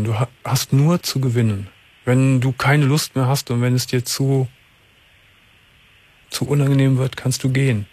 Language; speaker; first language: German; native; German